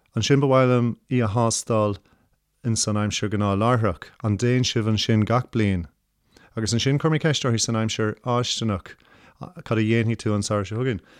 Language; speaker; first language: Irish; non-native, local second language; English